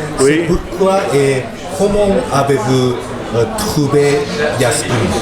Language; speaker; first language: French; non-native, learner; Japanese